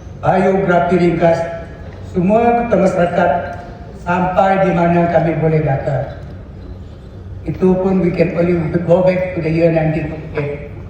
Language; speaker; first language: Malay; non-native, local second language; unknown